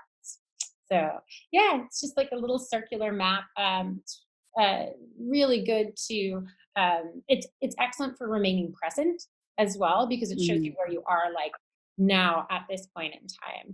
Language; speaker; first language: English; native; English